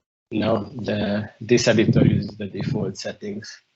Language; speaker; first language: English; non-native, fluent; Hungarian